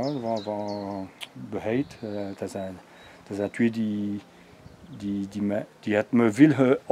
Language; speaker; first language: Dutch; non-native, local second language; French